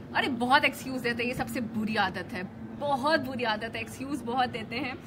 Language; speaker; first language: Hindi; native; Hindi